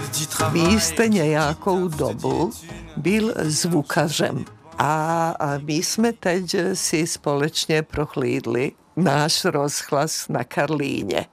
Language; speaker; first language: Czech; native; Czech